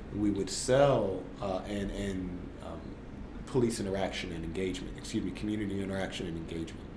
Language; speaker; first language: English; native; English